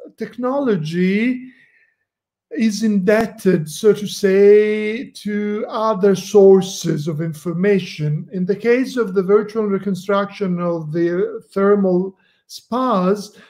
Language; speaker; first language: English; non-native, fluent; Italian